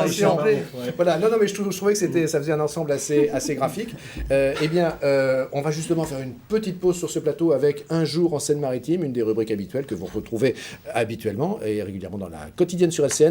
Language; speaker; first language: French; native; French